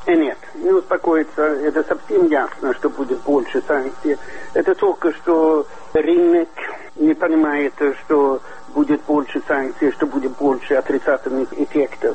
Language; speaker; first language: Russian; non-native, fluent; Swedish